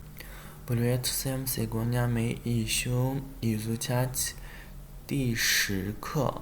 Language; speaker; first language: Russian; non-native, learner; Chinese